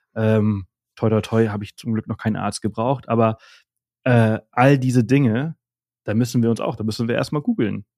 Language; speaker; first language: German; early bilingual, heritage; German